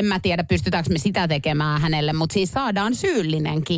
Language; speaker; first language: Finnish; native; Finnish